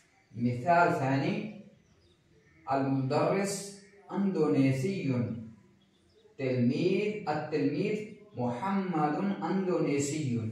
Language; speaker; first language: Arabic; non-native, fluent; Urdu